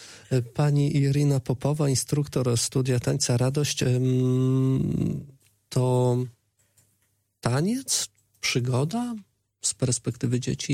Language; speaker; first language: Polish; native; Polish